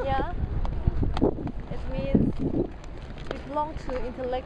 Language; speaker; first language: English; non-native, fluent; Korean